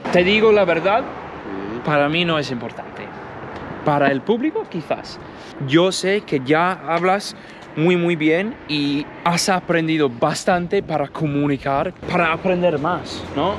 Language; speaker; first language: Spanish; non-native, fluent; English